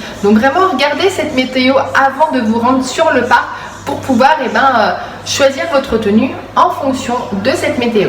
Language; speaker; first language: French; native; French